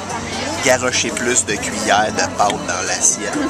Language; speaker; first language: French; native; French